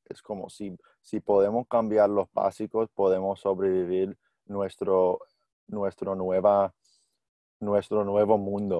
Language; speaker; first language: Spanish; non-native, learner; English